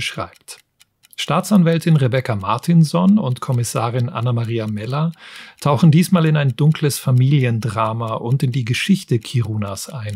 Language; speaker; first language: German; native; German